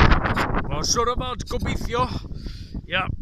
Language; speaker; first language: Welsh; non-native, learner; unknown